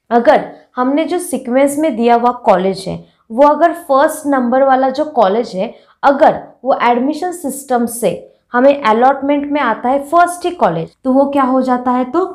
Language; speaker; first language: Hindi; non-native, local second language; Marathi